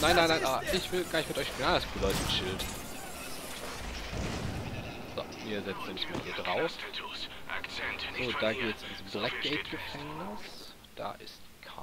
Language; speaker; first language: German; native; German